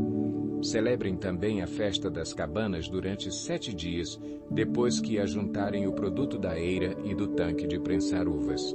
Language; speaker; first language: Portuguese; native; Portuguese